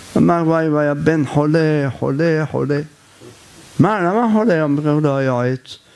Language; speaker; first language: Hebrew; native; Hebrew